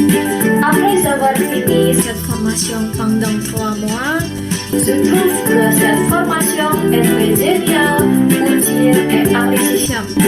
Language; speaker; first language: French; non-native, fluent; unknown